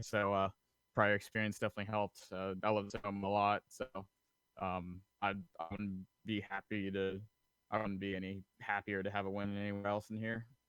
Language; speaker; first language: English; native; English